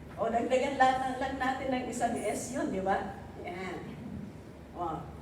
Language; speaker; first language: Filipino; non-native, local second language; Iloko